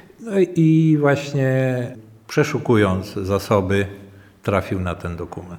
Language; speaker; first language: Polish; native; Polish